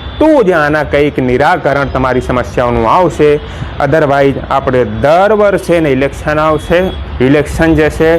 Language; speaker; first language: Gujarati; non-native, local second language; Hindi